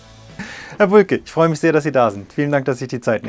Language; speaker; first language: German; native; German